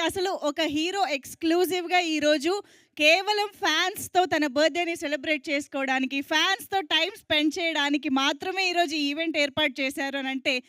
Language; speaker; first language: Telugu; native; Telugu